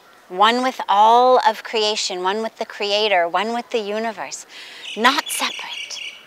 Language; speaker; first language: English; native; English